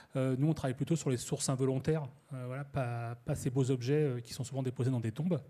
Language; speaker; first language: French; native; French